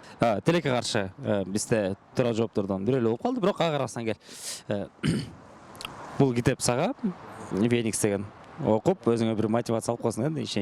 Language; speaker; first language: Kyrgyz; native; Kyrgyz